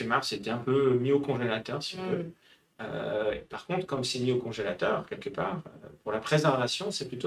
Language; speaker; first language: French; native; French